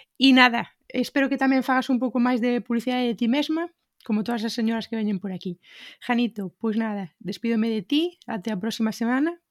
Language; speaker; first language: Galician; native; Galician